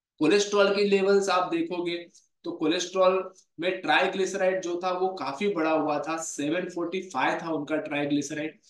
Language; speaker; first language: Hindi; non-native, local second language; Marathi